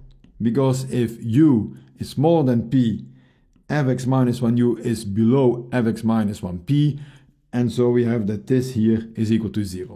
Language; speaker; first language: English; non-native, fluent; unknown